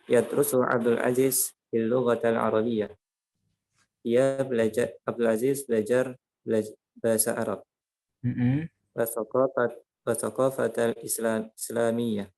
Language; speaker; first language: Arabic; non-native, learner; Indonesian